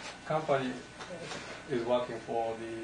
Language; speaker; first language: English; non-native, learner; Japanese